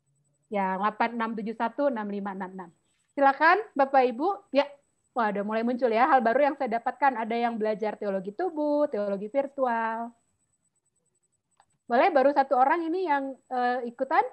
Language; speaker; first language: Indonesian; native; Indonesian